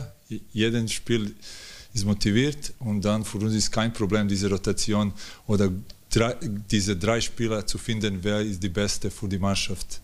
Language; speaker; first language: German; non-native, learner; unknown